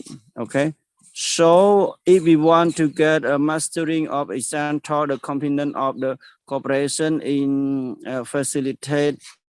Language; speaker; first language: English; non-native, learner; Khmer